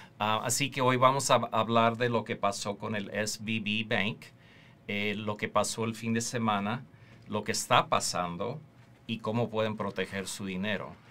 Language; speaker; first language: Spanish; early bilingual, heritage; Spanish